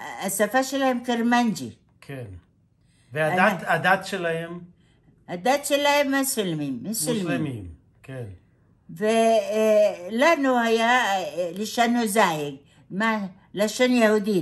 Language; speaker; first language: Hebrew; non-native, fluent; Aramaic